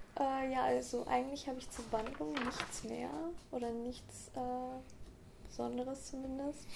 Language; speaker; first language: German; native; German